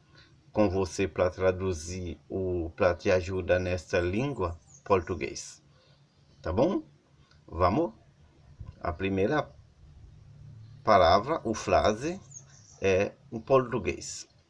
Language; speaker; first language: Portuguese; non-native, learner; Haitian Creole